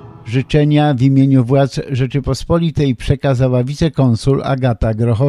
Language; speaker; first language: Polish; native; Polish